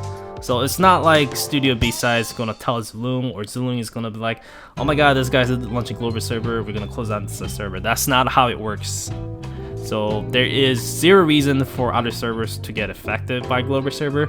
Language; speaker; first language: English; non-native, fluent; Korean